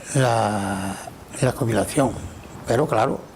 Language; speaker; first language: Spanish; non-native, local second language; Galician